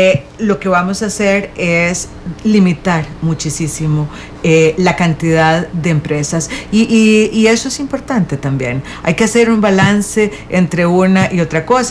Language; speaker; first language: Spanish; native; Spanish